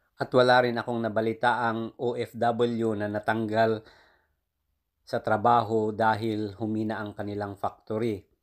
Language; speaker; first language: Filipino; native; Filipino